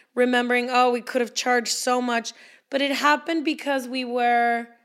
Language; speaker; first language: English; early bilingual, heritage; Spanish